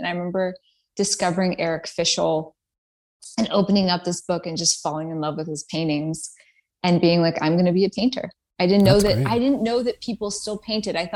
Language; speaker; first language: English; early bilingual, other home language; Persian